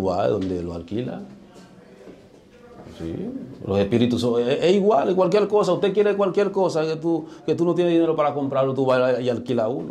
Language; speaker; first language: Spanish; native; Spanish